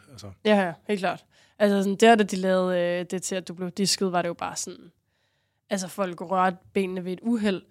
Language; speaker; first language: Danish; native; Danish